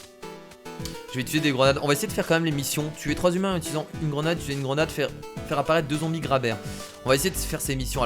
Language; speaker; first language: French; native; French